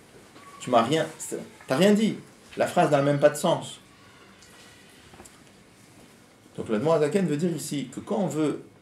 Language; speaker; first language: French; native; French